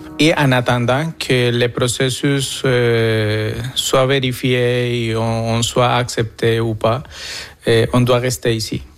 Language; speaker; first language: French; non-native, fluent; Spanish